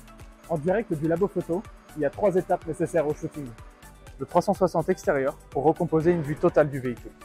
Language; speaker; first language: French; native; French